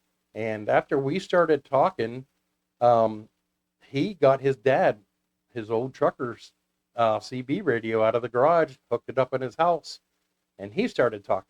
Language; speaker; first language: English; native; English